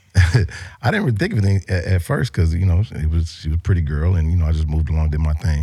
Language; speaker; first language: English; native; English